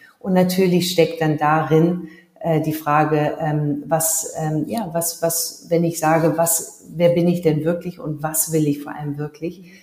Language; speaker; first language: German; early bilingual, heritage; German